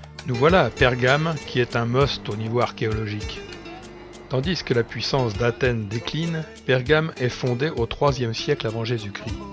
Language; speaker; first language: French; native; French